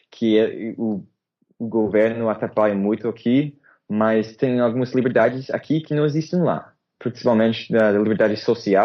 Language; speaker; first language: Portuguese; non-native, fluent; English